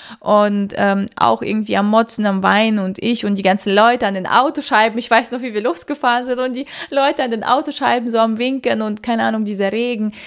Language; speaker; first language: German; early bilingual, other home language; Russian